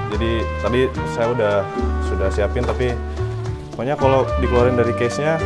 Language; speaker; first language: Indonesian; early bilingual, heritage; Indonesian